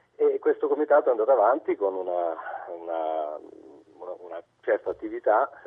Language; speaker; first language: Italian; native; Italian